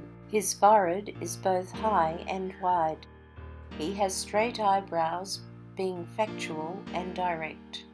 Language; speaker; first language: English; native; English